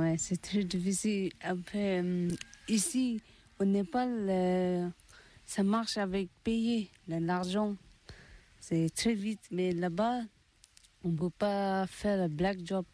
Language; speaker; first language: French; non-native, learner; Tibetan